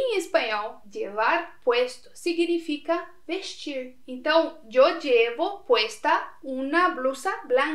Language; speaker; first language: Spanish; non-native, fluent; Portuguese